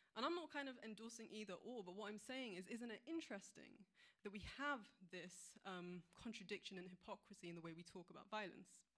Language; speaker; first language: English; native; English